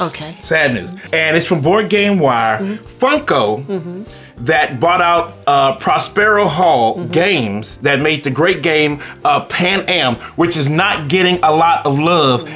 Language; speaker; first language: English; native; English